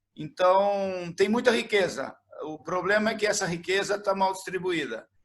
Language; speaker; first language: Portuguese; native; Portuguese